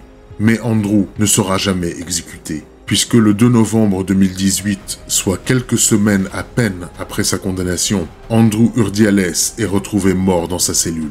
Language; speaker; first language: French; native; French